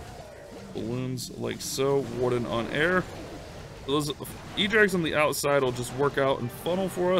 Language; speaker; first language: English; native; English